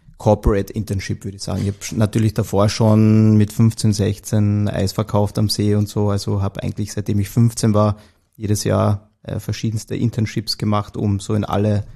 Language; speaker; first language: German; native; German